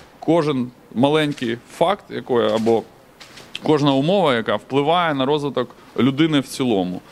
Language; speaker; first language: Ukrainian; native; Ukrainian